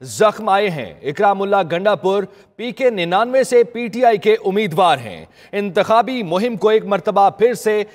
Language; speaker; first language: Urdu; native; Urdu